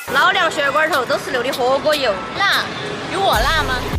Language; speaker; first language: Chinese; native; Chinese